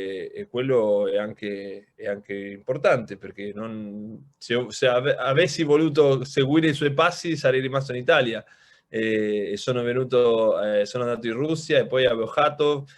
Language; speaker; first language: Italian; non-native, local second language; Spanish